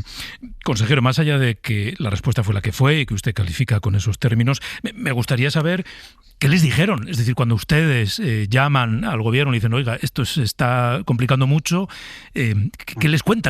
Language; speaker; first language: Spanish; native; Spanish